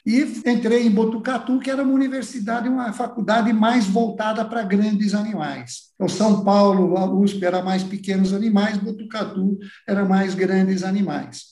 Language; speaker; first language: Portuguese; early bilingual, other home language; Italian